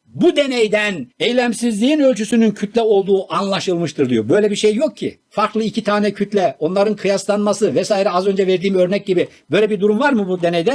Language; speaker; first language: Turkish; native; Turkish